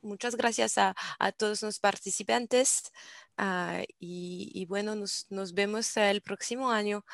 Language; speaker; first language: Spanish; non-native, learner; English